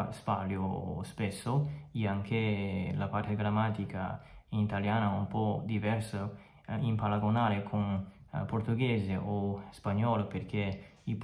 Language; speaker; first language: Italian; non-native, fluent; Chinese